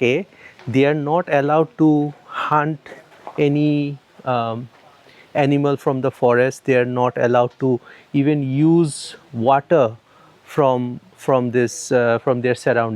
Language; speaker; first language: English; non-native, fluent; Bangla